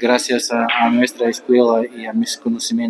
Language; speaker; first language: Spanish; non-native, fluent; Bulgarian